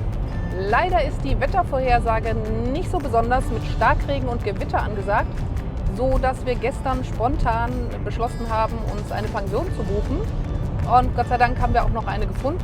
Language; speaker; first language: German; native; German